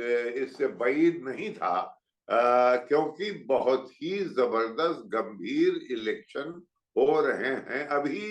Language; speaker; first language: Hindi; native; Hindi